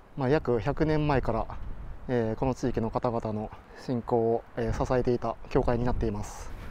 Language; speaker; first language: Japanese; native; Japanese